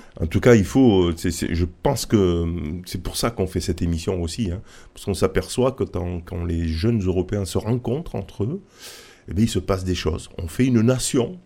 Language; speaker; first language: French; native; French